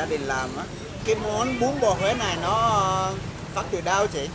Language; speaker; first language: Vietnamese; non-native, fluent; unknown